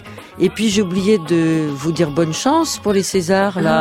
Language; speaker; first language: French; native; French